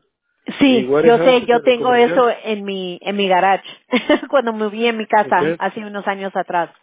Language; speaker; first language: Spanish; early bilingual, heritage; Spanish